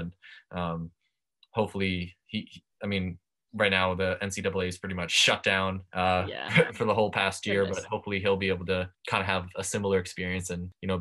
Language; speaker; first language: English; native; English